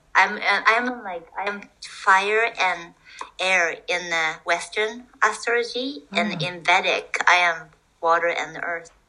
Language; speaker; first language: English; non-native, fluent; Japanese